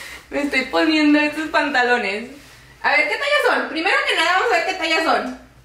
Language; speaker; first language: Spanish; early bilingual, heritage; Spanish